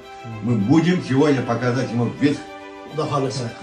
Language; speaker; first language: Russian; non-native, local second language; Tajik